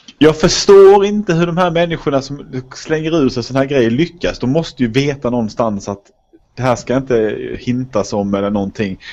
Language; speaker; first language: Swedish; native; Swedish